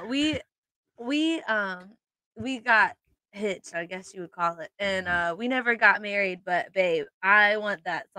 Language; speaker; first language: English; native; English